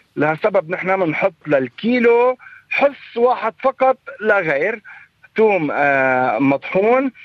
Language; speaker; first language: Arabic; native; Arabic